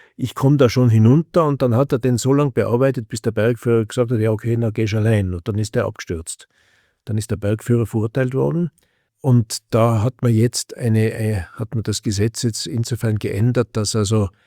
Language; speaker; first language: German; native; German